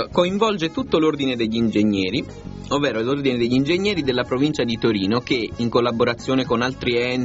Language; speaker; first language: Italian; native; Italian